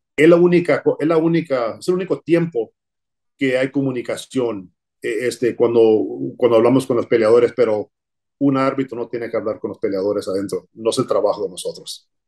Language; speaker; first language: Spanish; early bilingual, heritage; Spanish